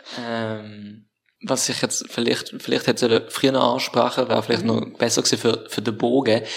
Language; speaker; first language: German; native; German